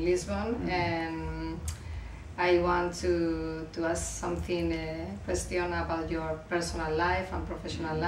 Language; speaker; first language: English; non-native, learner; Spanish